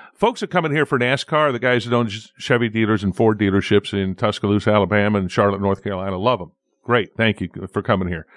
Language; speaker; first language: English; native; English